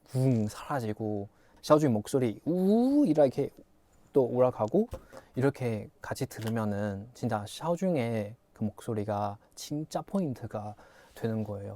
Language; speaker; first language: Korean; non-native, fluent; Chinese